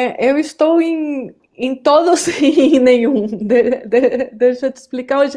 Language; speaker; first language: Portuguese; native; Portuguese